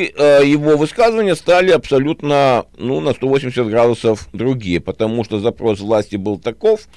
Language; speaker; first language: Russian; native; Russian